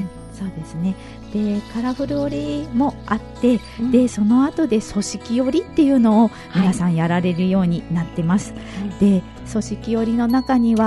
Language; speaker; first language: Japanese; native; Japanese